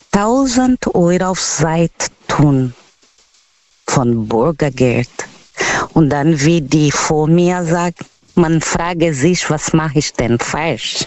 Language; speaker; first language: German; non-native, learner; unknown